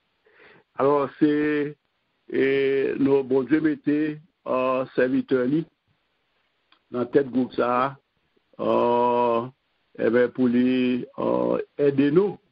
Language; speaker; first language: French; non-native, local second language; Haitian Creole